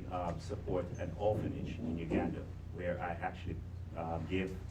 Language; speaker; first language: English; native; English